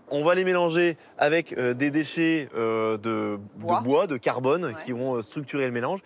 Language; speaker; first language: French; native; French